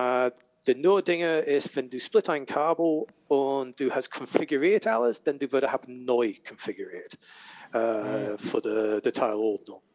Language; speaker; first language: German; non-native, learner; English